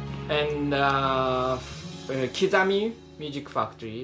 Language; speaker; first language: English; non-native, learner; Japanese